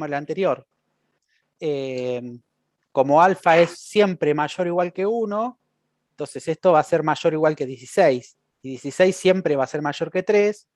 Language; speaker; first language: Spanish; native; Spanish